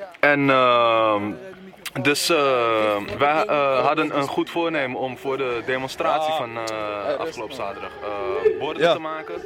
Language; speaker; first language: Dutch; native; Dutch